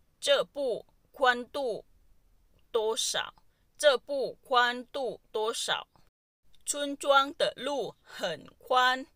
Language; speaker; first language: Chinese; non-native, fluent; Thai